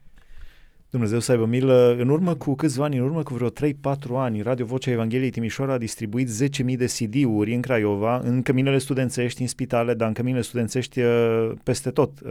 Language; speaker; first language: Romanian; native; Romanian